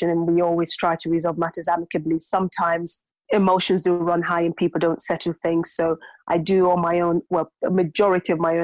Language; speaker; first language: English; non-native, local second language; Yoruba